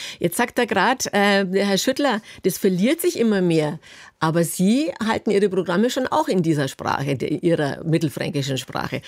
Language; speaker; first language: German; native; German